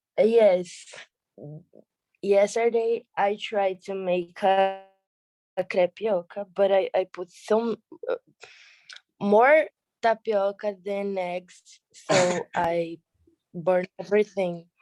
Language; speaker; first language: English; non-native, learner; Portuguese